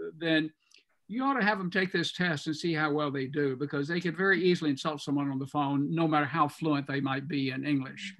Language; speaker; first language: English; native; English